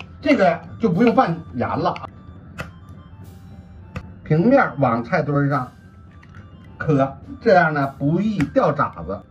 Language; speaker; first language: Chinese; native; Chinese